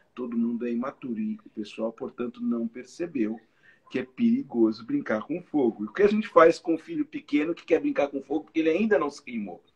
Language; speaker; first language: Portuguese; native; Portuguese